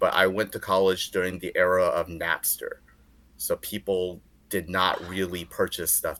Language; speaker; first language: English; early bilingual, other home language; Chinese